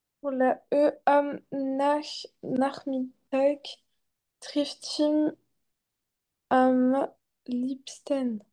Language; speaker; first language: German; non-native, learner; French